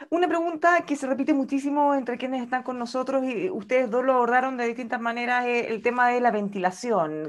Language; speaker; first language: Spanish; native; Spanish